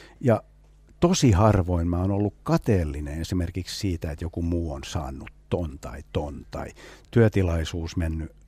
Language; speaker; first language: Finnish; non-native, local second language; Swedish